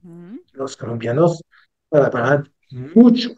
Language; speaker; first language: Spanish; non-native, learner; French